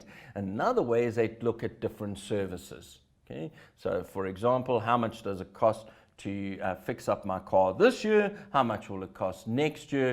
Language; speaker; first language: English; native; English